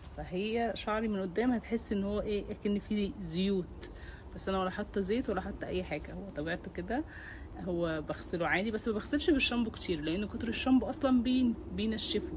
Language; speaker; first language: Arabic; native; Arabic